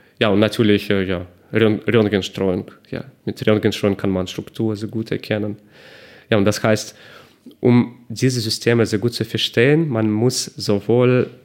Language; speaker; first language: German; non-native, fluent; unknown